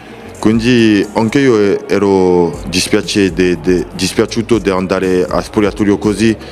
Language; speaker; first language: Italian; non-native, fluent; French